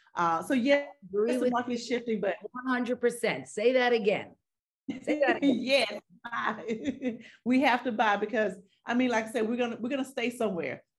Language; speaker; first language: English; native; English